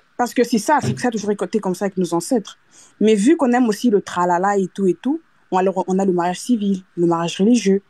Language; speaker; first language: French; non-native, local second language; Lingala